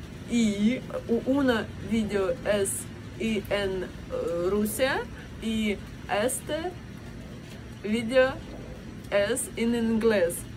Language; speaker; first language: Spanish; non-native, learner; Russian